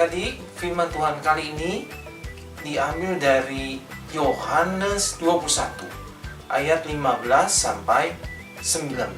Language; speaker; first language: Indonesian; native; Indonesian